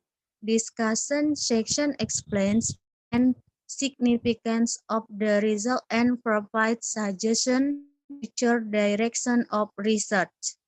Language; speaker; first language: English; non-native, learner; Indonesian